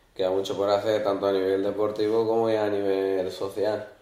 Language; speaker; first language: Spanish; early bilingual, other home language; Arabic